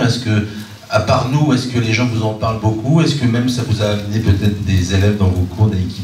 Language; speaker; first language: French; native; French